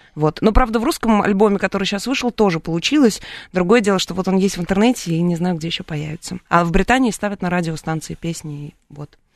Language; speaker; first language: Russian; native; Russian